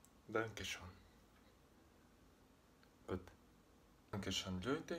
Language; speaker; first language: German; non-native, learner; Russian